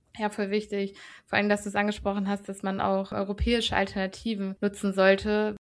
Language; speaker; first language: German; native; German